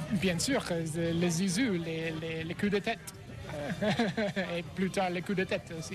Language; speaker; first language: French; non-native, learner; English